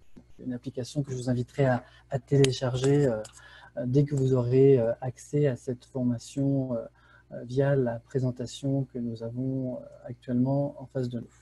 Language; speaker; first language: French; native; French